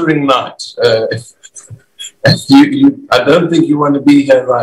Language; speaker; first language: English; native; English